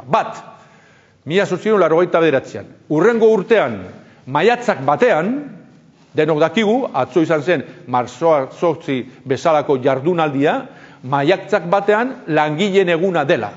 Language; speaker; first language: Basque; native; Basque